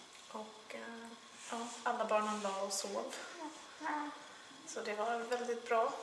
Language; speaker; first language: Swedish; non-native, fluent; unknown